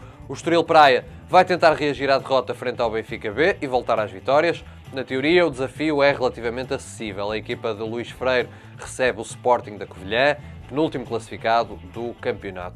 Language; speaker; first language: Portuguese; native; Portuguese